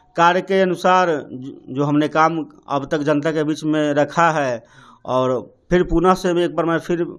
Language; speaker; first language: Hindi; native; Hindi